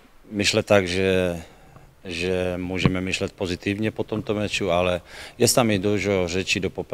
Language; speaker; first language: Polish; non-native, learner; Czech